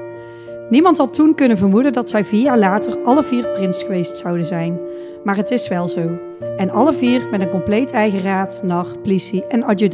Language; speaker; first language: Dutch; native; Dutch